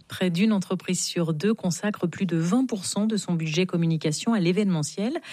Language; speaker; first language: French; native; French